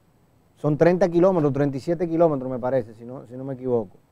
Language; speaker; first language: Spanish; native; Spanish